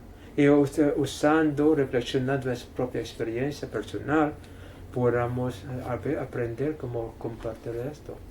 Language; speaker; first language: Spanish; non-native, fluent; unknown